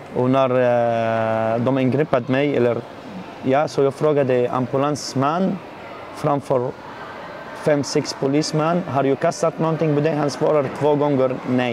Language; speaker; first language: Swedish; non-native, learner; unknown